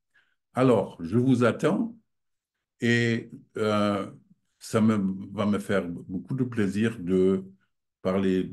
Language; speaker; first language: French; non-native, fluent; German